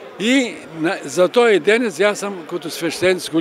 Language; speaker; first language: Macedonian; early bilingual, heritage; Macedonian